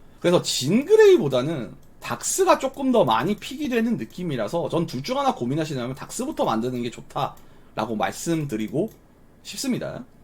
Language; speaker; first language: Korean; native; Korean